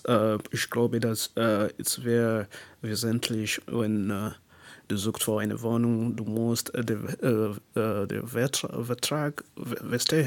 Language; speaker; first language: German; non-native, learner; English